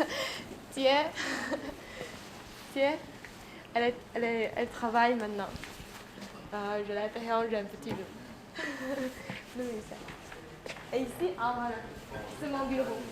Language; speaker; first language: French; non-native, fluent; Chinese